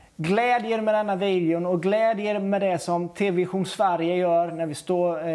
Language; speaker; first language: Swedish; native; Swedish